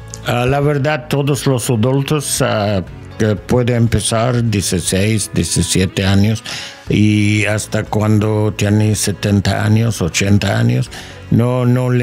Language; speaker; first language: Spanish; non-native, learner; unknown